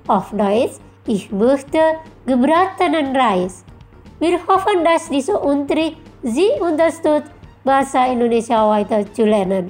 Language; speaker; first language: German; non-native, fluent; Indonesian